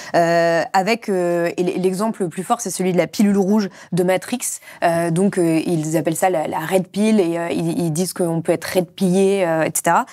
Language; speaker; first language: French; native; French